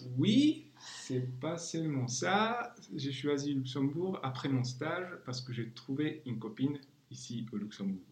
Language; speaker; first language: French; non-native, fluent; Czech